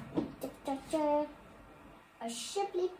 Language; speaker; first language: Dutch; early bilingual, other home language; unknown